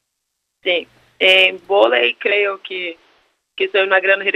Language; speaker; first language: Spanish; non-native, learner; Portuguese